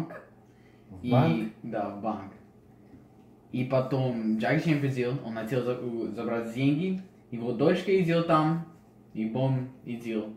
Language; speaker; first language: Russian; non-native, learner; English